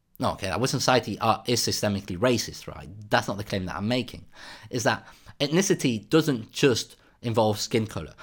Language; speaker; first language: English; native; English